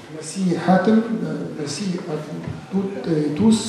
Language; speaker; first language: French; non-native, local second language; Arabic